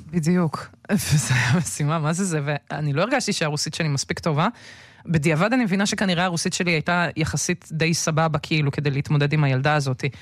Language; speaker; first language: Hebrew; early bilingual, other home language; Russian